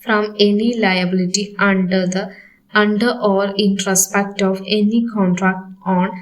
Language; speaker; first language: English; non-native, local second language; Malayalam